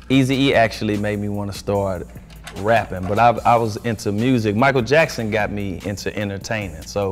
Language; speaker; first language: English; native; English